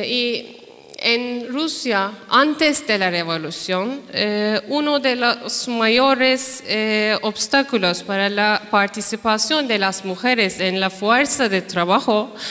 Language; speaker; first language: Spanish; non-native, fluent; Turkish